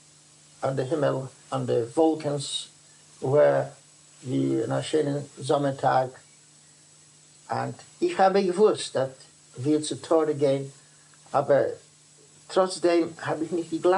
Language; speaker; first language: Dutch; non-native, learner; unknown